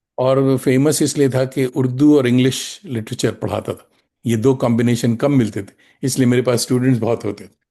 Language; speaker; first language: Hindi; non-native, local second language; Urdu